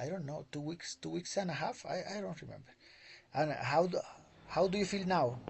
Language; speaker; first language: English; non-native, learner; Spanish